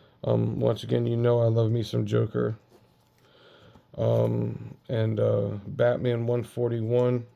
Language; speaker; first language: English; native; English